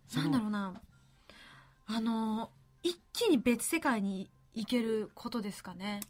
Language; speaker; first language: Japanese; native; Japanese